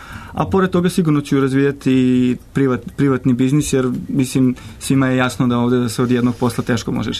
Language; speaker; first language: Serbian; native; Serbian